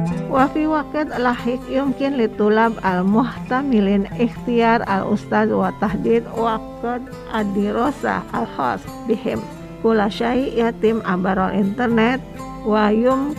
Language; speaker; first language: Arabic; non-native, fluent; Indonesian